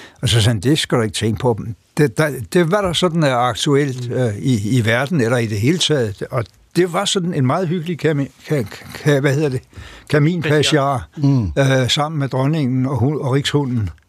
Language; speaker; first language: Danish; native; Danish